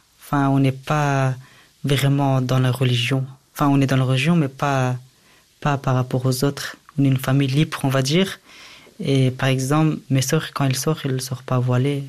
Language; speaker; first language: French; early bilingual, other home language; Persian